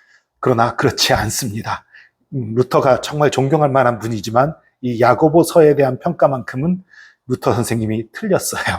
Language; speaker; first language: Korean; native; Korean